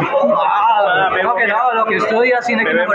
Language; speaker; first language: Spanish; native; Spanish